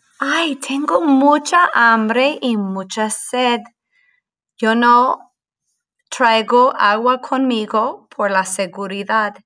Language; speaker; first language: Spanish; non-native, fluent; English